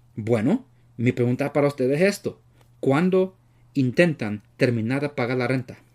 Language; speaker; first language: Spanish; early bilingual, heritage; Spanish